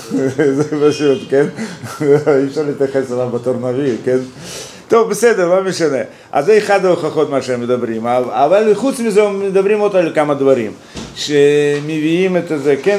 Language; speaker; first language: Hebrew; non-native, fluent; Russian